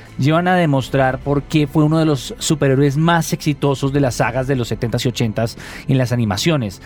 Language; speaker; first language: Spanish; native; Spanish